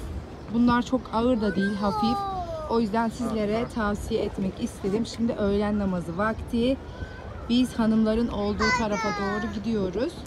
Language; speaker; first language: Turkish; native; Turkish